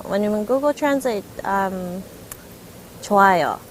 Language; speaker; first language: Korean; early bilingual, heritage; English